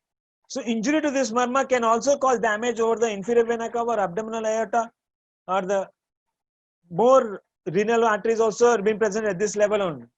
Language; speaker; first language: English; non-native, local second language; Tamil